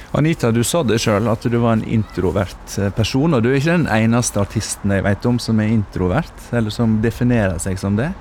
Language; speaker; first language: Norwegian; native; Norwegian